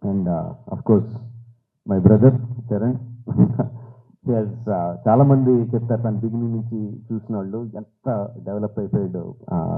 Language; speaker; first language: Telugu; native; Telugu